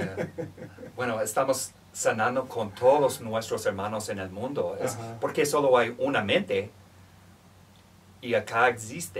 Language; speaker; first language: Spanish; non-native, fluent; English